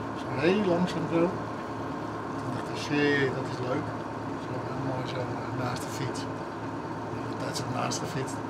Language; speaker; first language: Dutch; native; Dutch